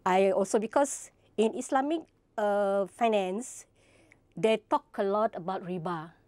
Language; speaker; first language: English; non-native, local second language; Malay